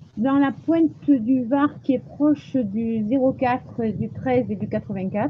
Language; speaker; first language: French; native; French